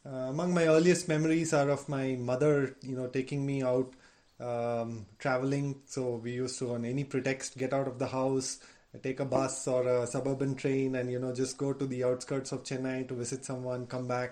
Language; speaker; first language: English; non-native, local second language; Tamil